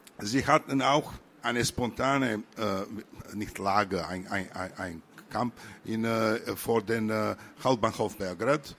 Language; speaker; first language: German; non-native, learner; Serbian